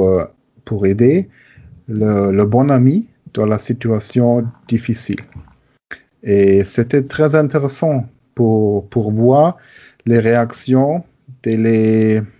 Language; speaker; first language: French; non-native, learner; German